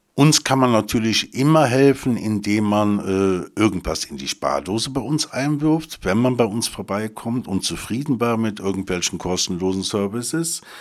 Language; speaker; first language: German; native; German